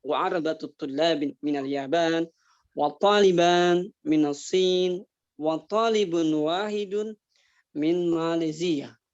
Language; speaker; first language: Arabic; non-native, fluent; Indonesian